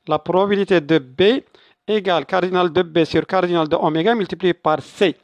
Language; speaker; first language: French; non-native, local second language; Arabic